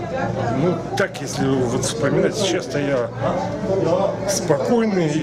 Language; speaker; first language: Russian; native; Russian